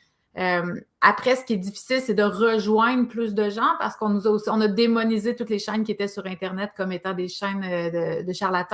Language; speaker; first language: French; native; French